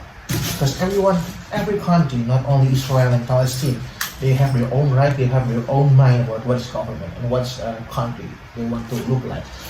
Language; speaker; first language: English; non-native, learner; Indonesian